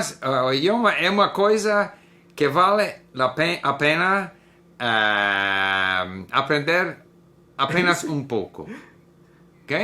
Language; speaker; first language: Portuguese; non-native, learner; English